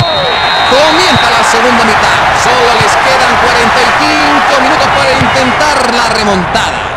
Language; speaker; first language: Spanish; native; Spanish